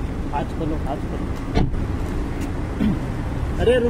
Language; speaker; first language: Hindi; native; Hindi